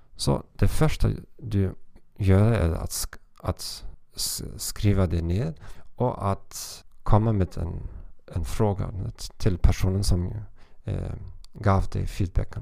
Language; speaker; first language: Swedish; non-native, learner; German